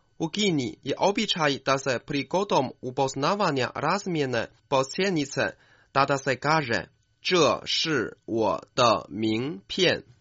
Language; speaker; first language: Croatian; non-native, fluent; Chinese